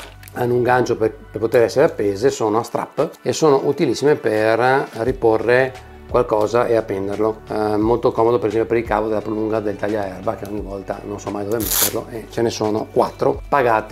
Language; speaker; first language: Italian; native; Italian